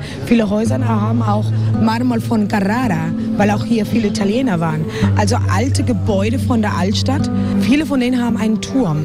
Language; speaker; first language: German; non-native, fluent; Spanish